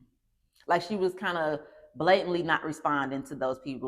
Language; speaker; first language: English; native; English